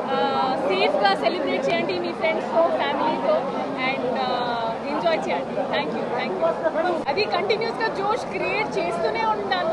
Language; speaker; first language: Telugu; non-native, fluent; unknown